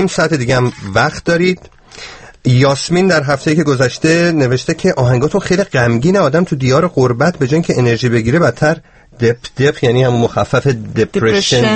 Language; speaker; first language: Persian; native; Persian